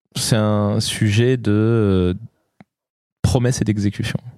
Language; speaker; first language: French; non-native, local second language; Arabic